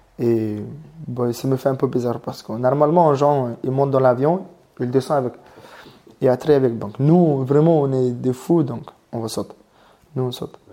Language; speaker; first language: French; non-native, learner; Mongolian